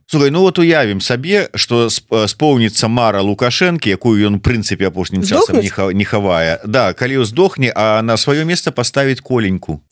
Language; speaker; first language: Belarusian; native; Belarusian